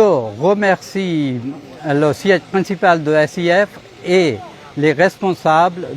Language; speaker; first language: French; non-native, fluent; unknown